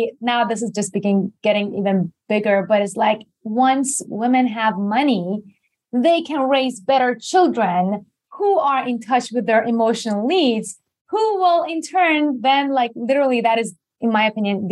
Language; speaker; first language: English; non-native, fluent; Persian